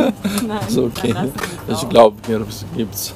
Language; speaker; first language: German; non-native, learner; Ukrainian